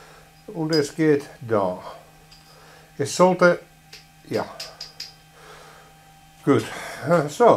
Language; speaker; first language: German; non-native, learner; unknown